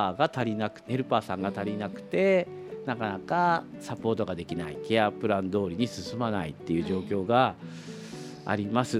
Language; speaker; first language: Japanese; native; Japanese